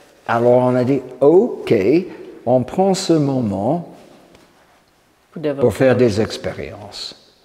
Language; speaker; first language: French; non-native, fluent; English